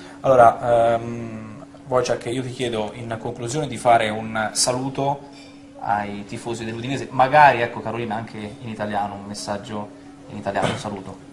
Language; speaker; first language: Italian; native; Italian